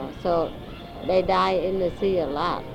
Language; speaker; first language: English; non-native, learner; Vietnamese